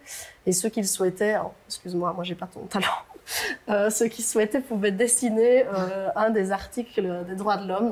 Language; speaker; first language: French; native; French